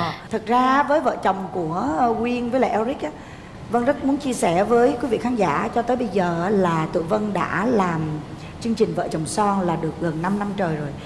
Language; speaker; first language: Vietnamese; native; Vietnamese